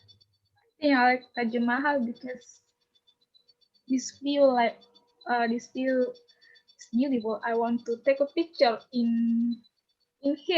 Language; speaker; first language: English; non-native, learner; Indonesian